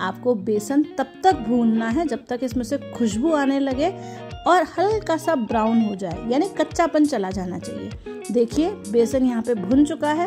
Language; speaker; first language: Hindi; native; Hindi